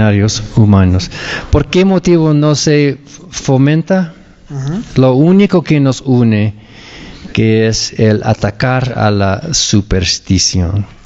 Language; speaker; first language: Spanish; non-native, fluent; English